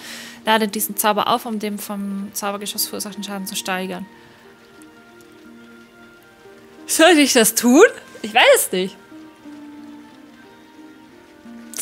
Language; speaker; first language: German; native; German